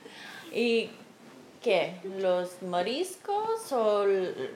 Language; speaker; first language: Spanish; non-native, fluent; English